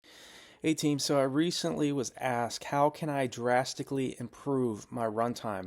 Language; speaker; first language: English; native; English